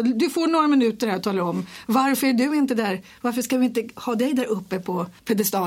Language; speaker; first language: Swedish; native; Swedish